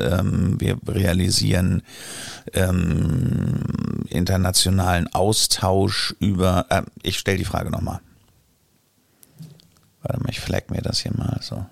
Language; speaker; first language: German; native; German